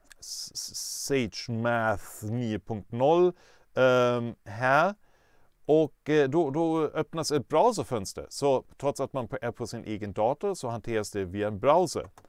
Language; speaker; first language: Swedish; non-native, fluent; German